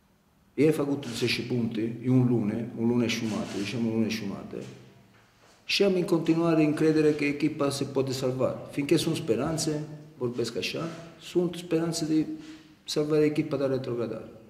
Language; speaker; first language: Romanian; non-native, learner; Italian